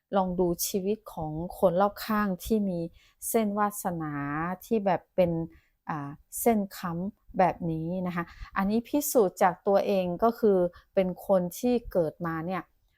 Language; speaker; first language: Thai; non-native, local second language; Chinese